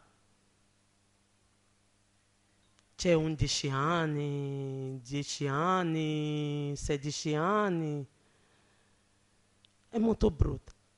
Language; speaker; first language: Italian; non-native, learner; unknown